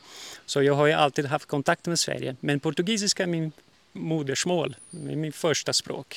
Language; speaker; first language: Swedish; early bilingual, heritage; Portuguese